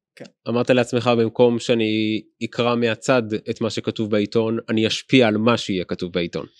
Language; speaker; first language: Hebrew; native; Hebrew